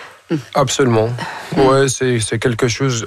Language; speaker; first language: French; non-native, fluent; Arabic